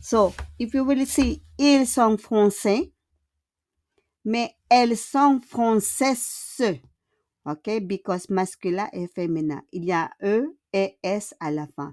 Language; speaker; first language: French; non-native, fluent; Filipino